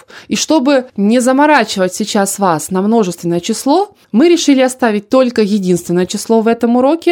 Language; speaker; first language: Russian; native; Russian